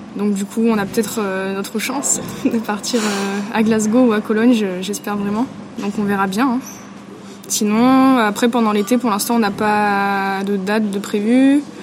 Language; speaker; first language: French; native; French